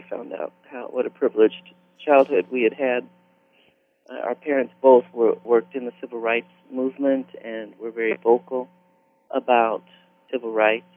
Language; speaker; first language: English; native; English